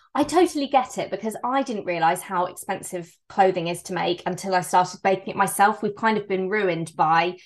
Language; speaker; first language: English; native; English